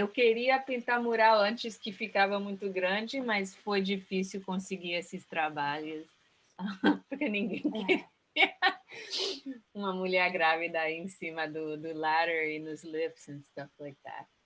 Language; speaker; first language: Portuguese; early bilingual, heritage; Portuguese